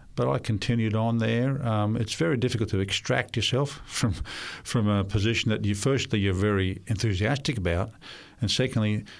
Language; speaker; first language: English; non-native, local second language; Russian